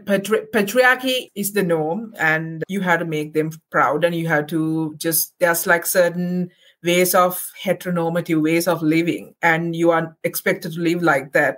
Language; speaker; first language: English; non-native, local second language; Sinhala